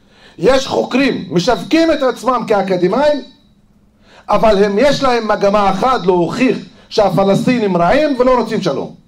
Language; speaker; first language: Hebrew; non-native, fluent; Arabic